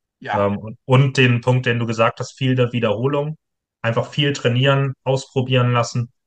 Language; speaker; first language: German; native; German